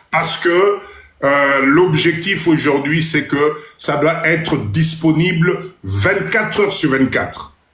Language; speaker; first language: French; non-native, local second language; Lingala